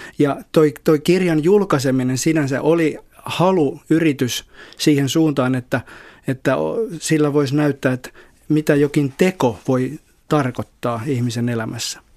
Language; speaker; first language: Finnish; native; Finnish